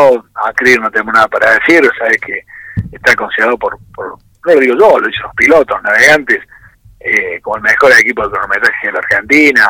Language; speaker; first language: Spanish; native; Spanish